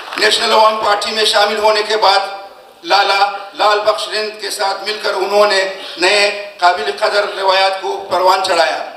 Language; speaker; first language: Urdu; non-native, local second language; Hazaragi